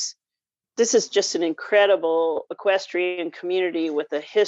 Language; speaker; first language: English; native; English